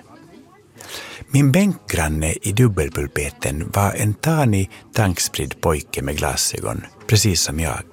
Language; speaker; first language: Swedish; native; Swedish